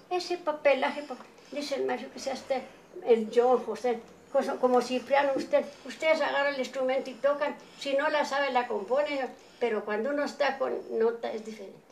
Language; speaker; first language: Spanish; native; Spanish